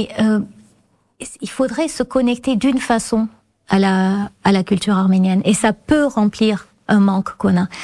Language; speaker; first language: French; non-native, fluent; Armenian